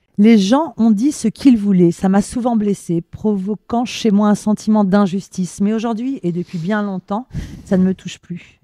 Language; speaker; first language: French; native; French